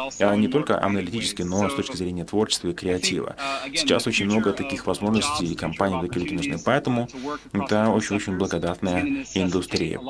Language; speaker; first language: Russian; non-native, fluent; English